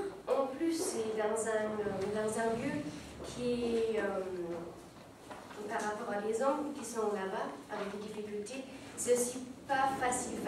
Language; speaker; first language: French; non-native, learner; German